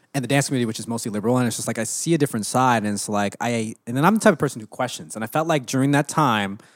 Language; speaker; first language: English; early bilingual, other home language; Filipino